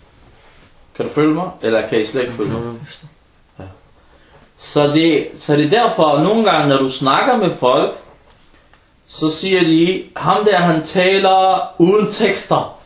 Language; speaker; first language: Danish; early bilingual, other home language; Arabic